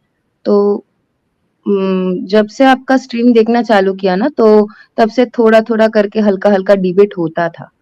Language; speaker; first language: Hindi; non-native, local second language; Bangla